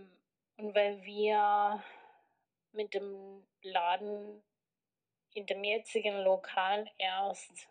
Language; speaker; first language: German; non-native, fluent; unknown